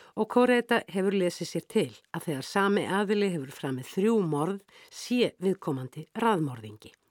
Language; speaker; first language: Icelandic; native; Icelandic